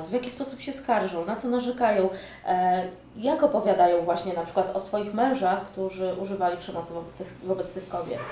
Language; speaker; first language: Polish; native; Polish